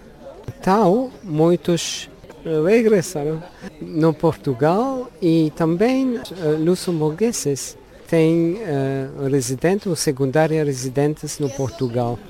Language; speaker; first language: Portuguese; non-native, learner; Luxembourgish